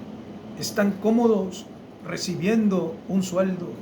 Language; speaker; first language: Spanish; native; Spanish